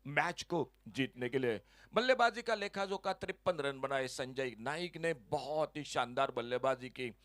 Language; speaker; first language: Hindi; non-native, local second language; Konkani